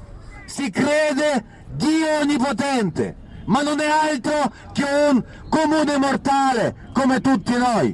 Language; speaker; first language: Italian; non-native, fluent; Ukrainian